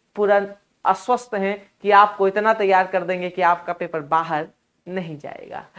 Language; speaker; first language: Hindi; native; Hindi